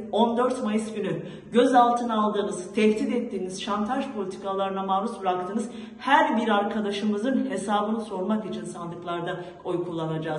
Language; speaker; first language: Turkish; native; Turkish